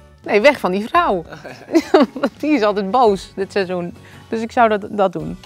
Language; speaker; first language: Dutch; native; Dutch